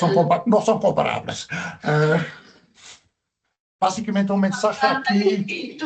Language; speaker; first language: Spanish; non-native, fluent; Dutch